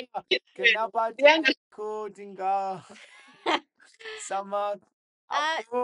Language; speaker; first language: Indonesian; non-native, learner; English